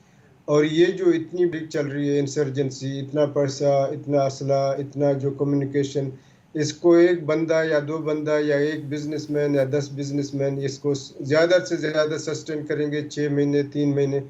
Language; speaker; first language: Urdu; non-native, local second language; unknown